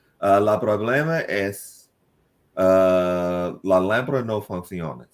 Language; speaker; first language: Spanish; non-native, learner; English